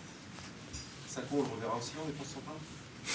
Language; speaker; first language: French; native; French